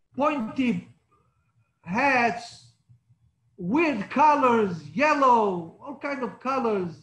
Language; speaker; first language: English; non-native, fluent; Hebrew